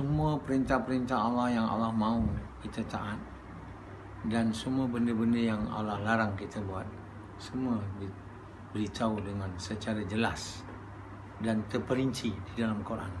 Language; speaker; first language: Malay; native; Malay